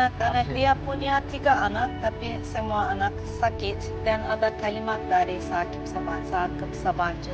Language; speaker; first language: Indonesian; non-native, fluent; Turkish